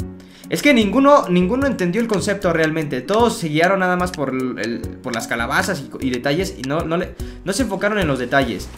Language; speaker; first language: Spanish; native; Spanish